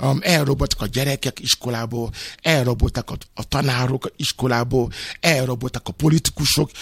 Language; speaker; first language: Hungarian; non-native, fluent; Yoruba